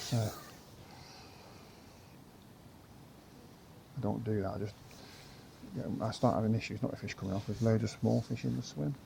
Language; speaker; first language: English; native; English